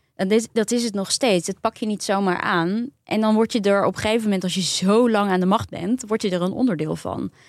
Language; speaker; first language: Dutch; early bilingual, other home language; Turkish